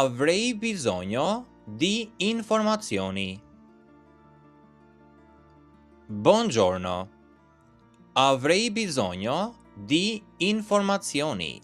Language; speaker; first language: Italian; non-native, fluent; Albanian